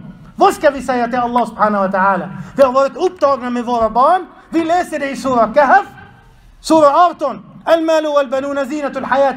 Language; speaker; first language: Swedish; non-native, fluent; Arabic